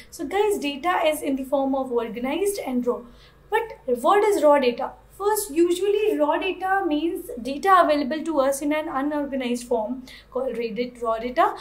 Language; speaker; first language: English; non-native, local second language; Hindi